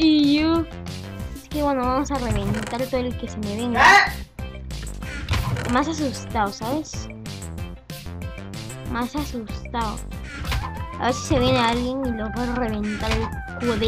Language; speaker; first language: Spanish; native; Spanish